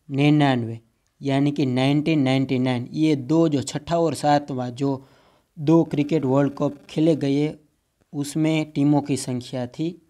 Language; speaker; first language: Hindi; non-native, local second language; Gujarati